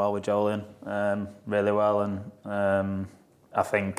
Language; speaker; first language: English; native; English